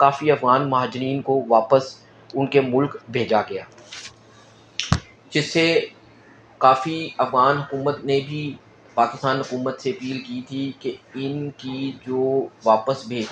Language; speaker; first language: Urdu; non-native, local second language; Punjabi